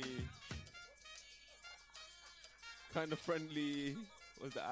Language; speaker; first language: English; non-native, local second language; Akan